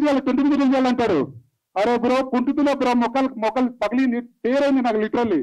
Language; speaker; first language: Telugu; native; Telugu